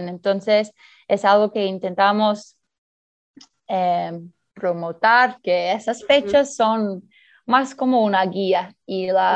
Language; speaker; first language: Spanish; early bilingual, heritage; Spanish